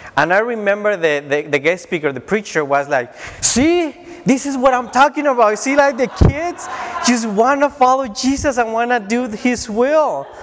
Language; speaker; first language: English; non-native, fluent; Spanish